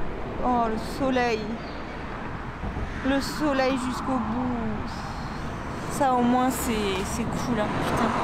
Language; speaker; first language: French; native; French